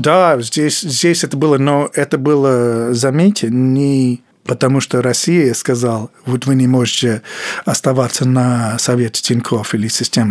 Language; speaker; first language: Russian; non-native, fluent; English